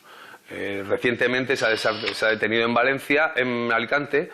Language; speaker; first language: Spanish; native; Spanish